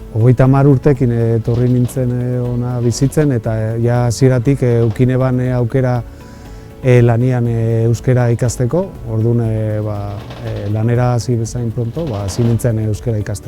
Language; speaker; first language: Basque; non-native, local second language; Spanish